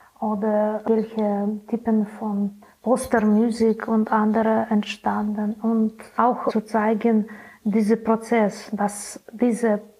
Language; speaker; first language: German; non-native, learner; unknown